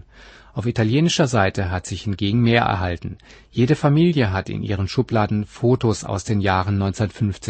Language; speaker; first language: German; native; German